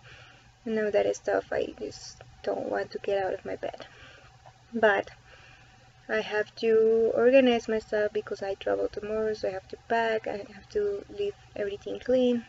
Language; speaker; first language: English; non-native, fluent; Spanish